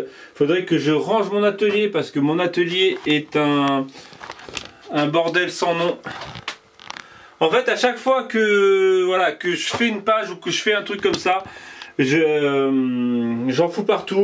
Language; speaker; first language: French; native; French